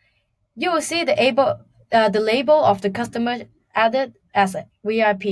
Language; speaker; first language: English; non-native, fluent; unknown